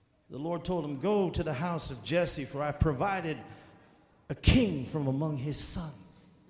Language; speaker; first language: English; native; English